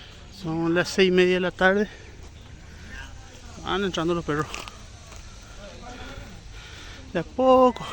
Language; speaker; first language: Spanish; native; Spanish